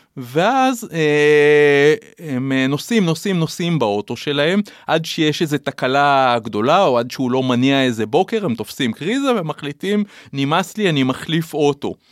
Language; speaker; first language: Hebrew; native; Hebrew